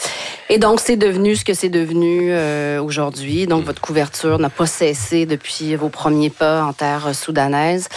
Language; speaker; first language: French; native; French